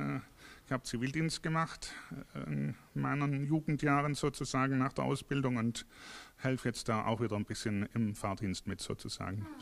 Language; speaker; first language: German; native; German